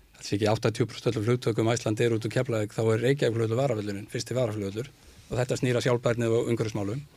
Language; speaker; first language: Icelandic; native; Icelandic